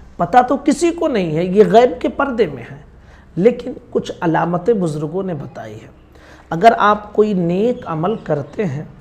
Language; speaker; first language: Hindi; native; Hindi